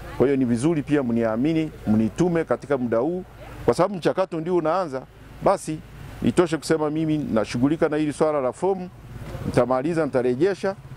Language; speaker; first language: Swahili; native; Swahili